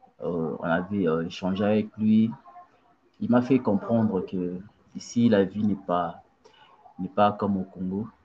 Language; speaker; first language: French; non-native, local second language; Luba-Lulua